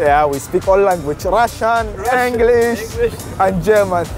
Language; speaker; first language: English; non-native, learner; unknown